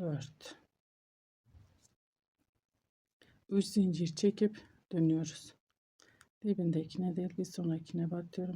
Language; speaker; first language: Turkish; native; Turkish